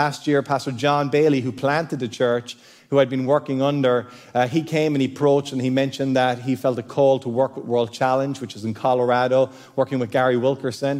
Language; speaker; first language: English; native; English